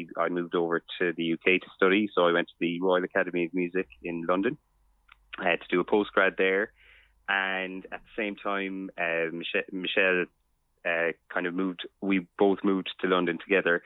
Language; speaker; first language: English; native; English